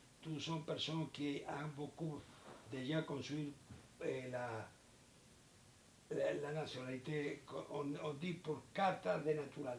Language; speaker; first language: French; non-native, learner; Spanish